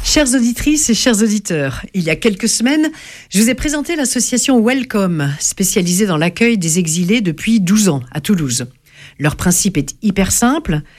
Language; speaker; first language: French; native; French